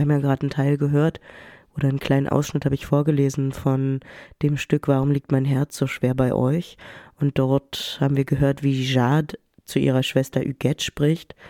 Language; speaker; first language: German; early bilingual, other home language; French